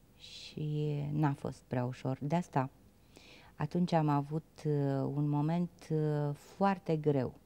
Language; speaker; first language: Romanian; native; Romanian